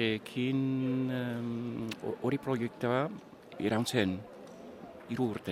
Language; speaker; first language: Basque; non-native, learner; English